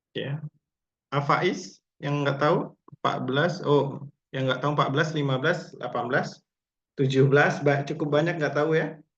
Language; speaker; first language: Indonesian; native; Indonesian